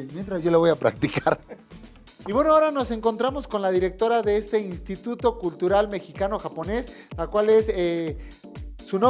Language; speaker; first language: Spanish; native; Spanish